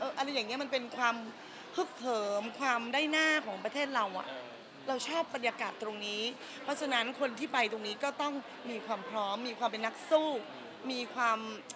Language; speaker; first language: Thai; native; Thai